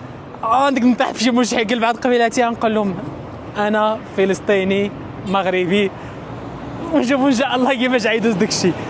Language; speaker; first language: Arabic; native; Arabic